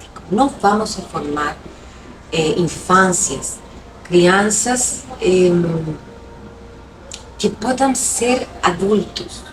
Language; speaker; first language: Portuguese; non-native, local second language; Spanish